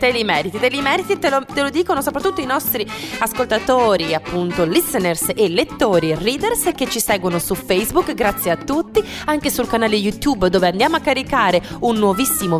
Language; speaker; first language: Italian; native; Italian